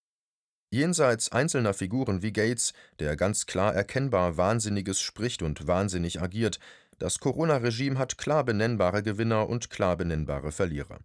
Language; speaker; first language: German; native; German